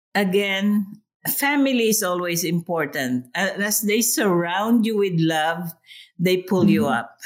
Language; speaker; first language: English; non-native, local second language; Hiligaynon